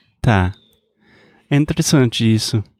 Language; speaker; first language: Portuguese; non-native, fluent; English